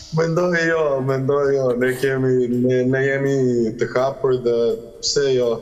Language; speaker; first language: Albanian; non-native, local second language; Serbian